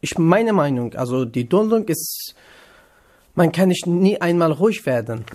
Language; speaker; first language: German; non-native, learner; Kurdish